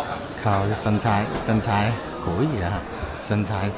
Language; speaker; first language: Chinese; non-native, fluent; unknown